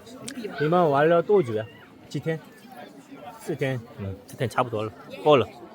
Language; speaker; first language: Chinese; non-native, fluent; Korean